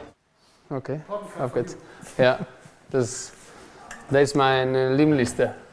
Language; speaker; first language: German; non-native, learner; Spanish